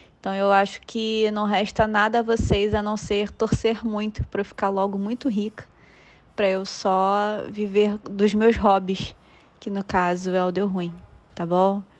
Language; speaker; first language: Portuguese; native; Portuguese